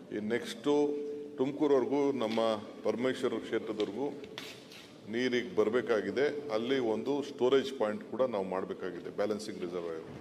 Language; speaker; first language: Kannada; native; Kannada